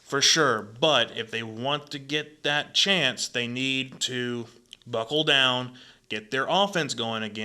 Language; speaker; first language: English; native; English